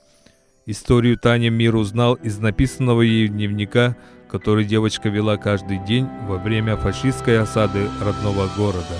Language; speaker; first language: Russian; native; Russian